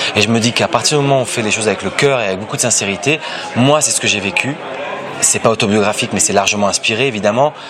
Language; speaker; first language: French; early bilingual, other home language; Portuguese